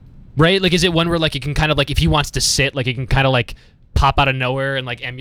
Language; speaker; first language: English; native; English